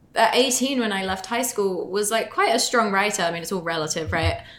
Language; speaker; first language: English; native; English